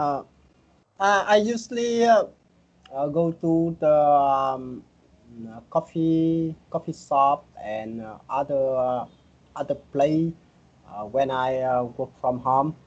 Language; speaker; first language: English; non-native, learner; Vietnamese